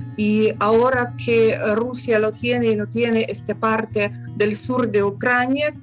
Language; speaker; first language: Spanish; non-native, fluent; Ukrainian